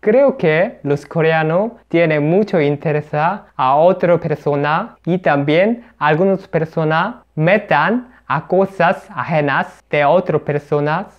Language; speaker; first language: Spanish; non-native, learner; Korean